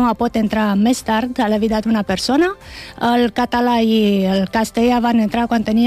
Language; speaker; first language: Catalan; non-native, fluent; Romanian